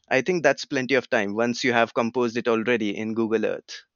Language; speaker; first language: English; non-native, local second language; Marathi